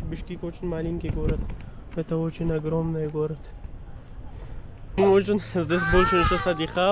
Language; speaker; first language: Russian; non-native, learner; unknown